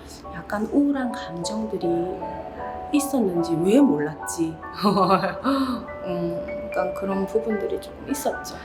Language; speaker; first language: Korean; native; Korean